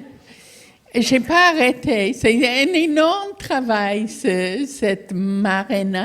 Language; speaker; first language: French; non-native, fluent; English